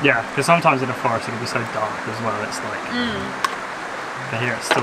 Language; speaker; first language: English; native; English